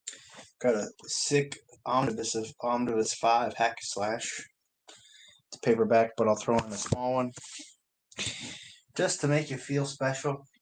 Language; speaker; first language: English; native; English